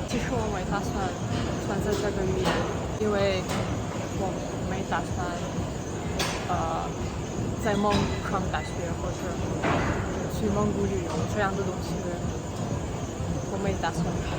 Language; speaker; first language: Chinese; non-native, fluent; Russian